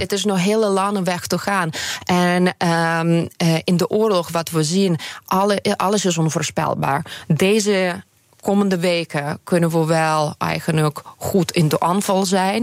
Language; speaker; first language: Dutch; non-native, fluent; Ukrainian